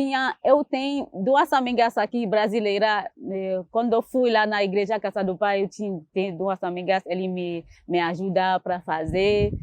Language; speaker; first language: Portuguese; non-native, learner; Haitian Creole